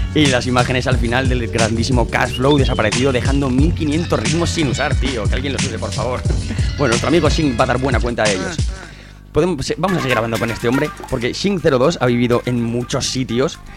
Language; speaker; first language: Spanish; native; Spanish